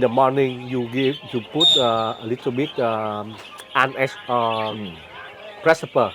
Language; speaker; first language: English; non-native, learner; Vietnamese